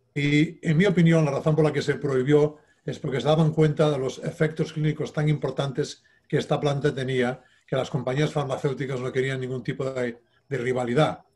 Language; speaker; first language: Spanish; native; Spanish